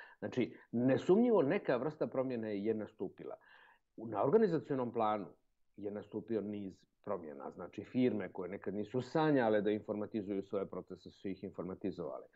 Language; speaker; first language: Serbian; native; Serbian